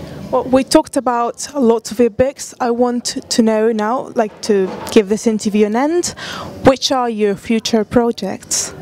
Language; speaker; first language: English; non-native, fluent; Spanish